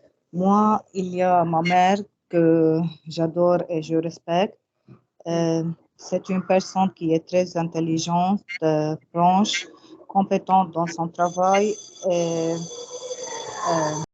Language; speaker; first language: French; non-native, local second language; Arabic